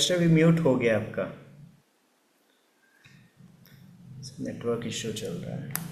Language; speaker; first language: Hindi; native; Hindi